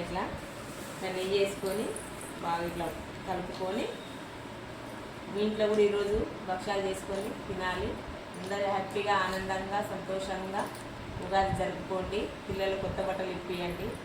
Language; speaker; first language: Telugu; native; Telugu